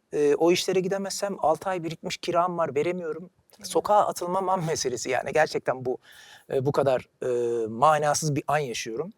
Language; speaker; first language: Turkish; native; Turkish